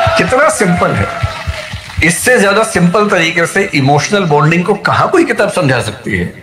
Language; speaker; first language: Hindi; native; Hindi